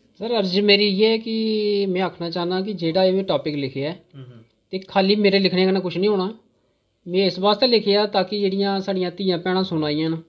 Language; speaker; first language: Punjabi; non-native, local second language; Dogri